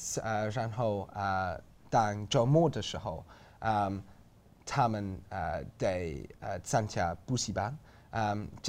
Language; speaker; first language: Chinese; non-native, learner; English